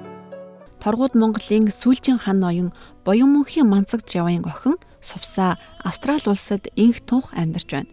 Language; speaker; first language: Mongolian; native; Mongolian